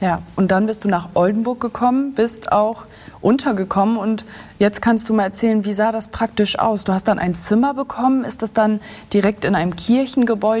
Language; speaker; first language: German; native; German